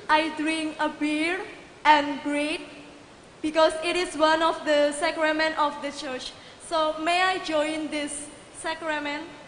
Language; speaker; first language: English; non-native, fluent; Indonesian